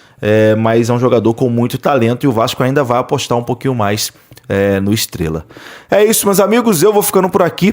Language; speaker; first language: Portuguese; native; Portuguese